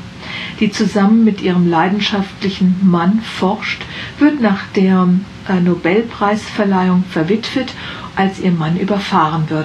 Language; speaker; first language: German; native; German